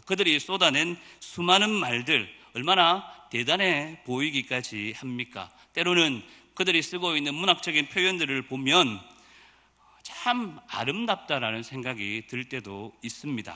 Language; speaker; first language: Korean; native; Korean